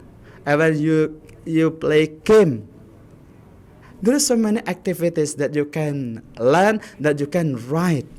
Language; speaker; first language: English; non-native, learner; Indonesian